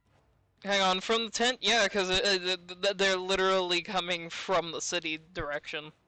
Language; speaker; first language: English; native; English